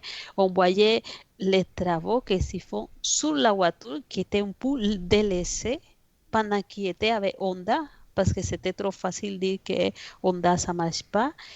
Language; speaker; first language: French; non-native, fluent; Spanish